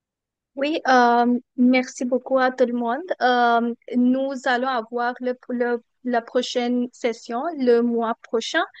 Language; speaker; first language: French; non-native, fluent; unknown